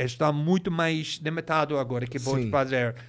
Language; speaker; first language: Portuguese; non-native, fluent; English